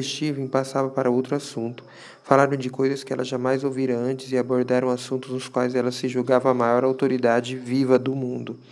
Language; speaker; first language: Portuguese; native; Portuguese